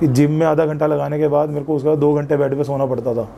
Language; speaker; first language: Hindi; native; Hindi